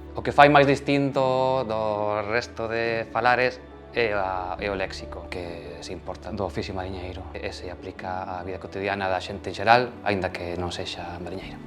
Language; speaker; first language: Galician; native; Galician